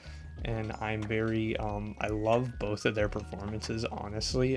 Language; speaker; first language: English; native; English